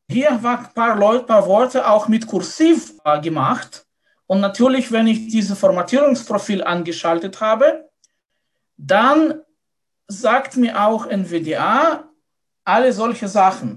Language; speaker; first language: German; non-native, fluent; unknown